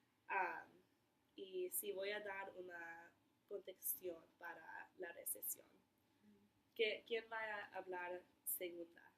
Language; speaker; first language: Spanish; non-native, learner; English